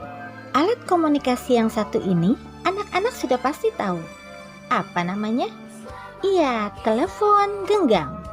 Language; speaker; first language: Indonesian; native; Indonesian